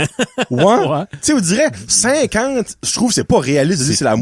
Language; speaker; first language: French; native; French